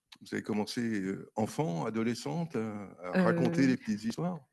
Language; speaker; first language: French; native; French